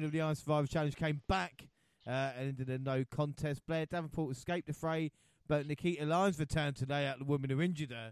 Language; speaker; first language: English; native; English